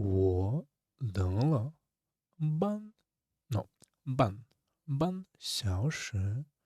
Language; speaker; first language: Chinese; non-native, fluent; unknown